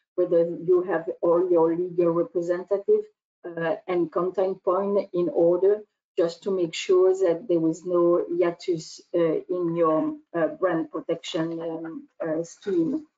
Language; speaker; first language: English; non-native, fluent; French